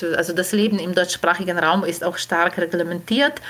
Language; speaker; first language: German; non-native, fluent; Ukrainian